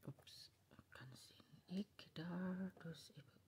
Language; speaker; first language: Dutch; non-native, learner; Indonesian